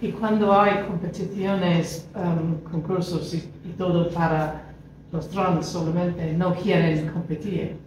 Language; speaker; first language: Spanish; non-native, fluent; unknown